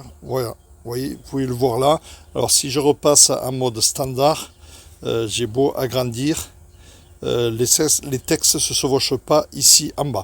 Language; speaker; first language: French; native; French